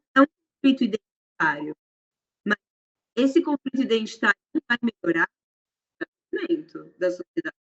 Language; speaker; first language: Portuguese; native; Portuguese